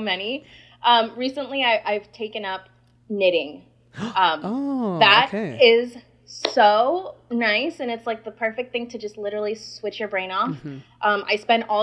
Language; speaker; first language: English; non-native, fluent; Spanish